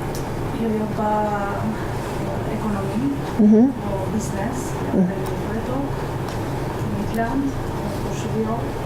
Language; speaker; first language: Swedish; non-native, learner; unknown